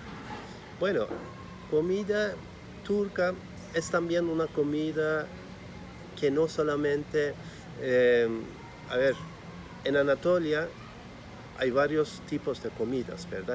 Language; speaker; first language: Spanish; non-native, fluent; Turkish